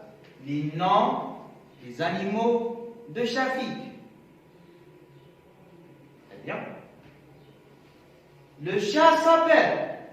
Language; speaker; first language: French; non-native, local second language; Arabic